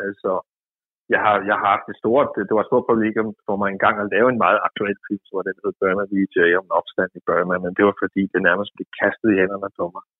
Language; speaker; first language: Danish; native; Danish